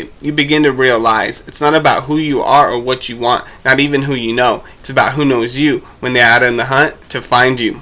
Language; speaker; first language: English; native; English